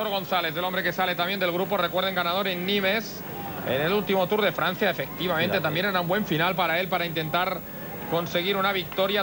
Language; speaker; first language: Spanish; native; Spanish